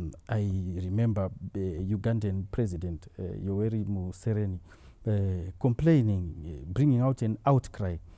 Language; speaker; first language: English; non-native, local second language; Shona